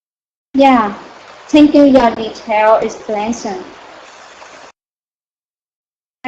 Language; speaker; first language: English; non-native, learner; Vietnamese